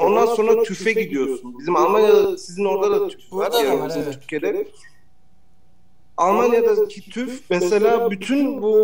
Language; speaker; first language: Turkish; early bilingual, heritage; Turkish